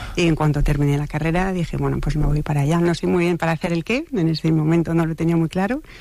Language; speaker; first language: Spanish; non-native, fluent; French